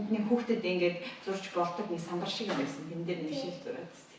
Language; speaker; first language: Mongolian; native; Mongolian